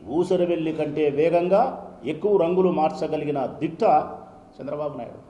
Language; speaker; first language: Telugu; native; Telugu